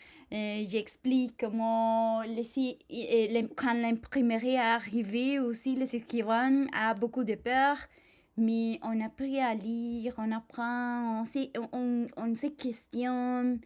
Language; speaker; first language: French; non-native, fluent; Spanish